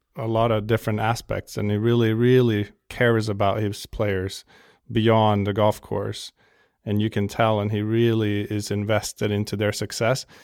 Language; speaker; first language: English; non-native, fluent; Swedish